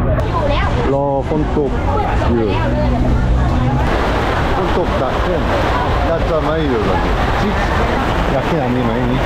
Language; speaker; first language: Thai; non-native, learner; Korean